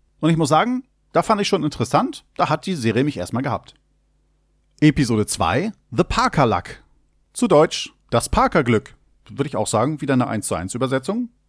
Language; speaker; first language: German; native; German